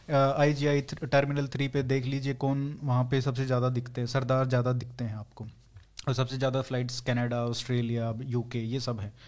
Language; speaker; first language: Hindi; native; Hindi